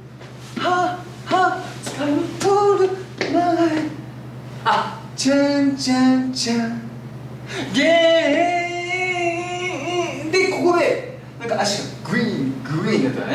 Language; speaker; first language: Japanese; native; Japanese